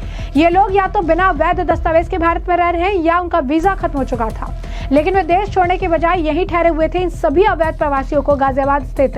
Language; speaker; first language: Hindi; native; Hindi